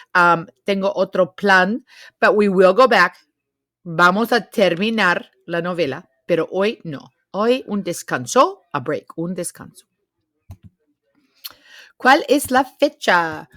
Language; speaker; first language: Spanish; non-native, fluent; English